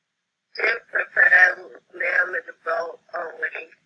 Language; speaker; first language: French; non-native, learner; English